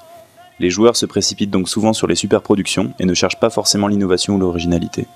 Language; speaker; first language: French; native; French